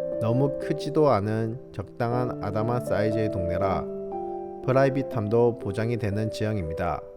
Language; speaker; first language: Korean; native; Korean